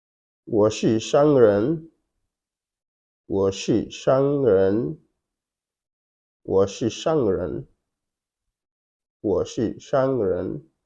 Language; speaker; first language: Chinese; non-native, fluent; Wolof